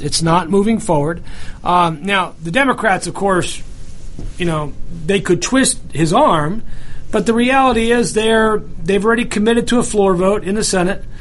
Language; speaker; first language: English; native; English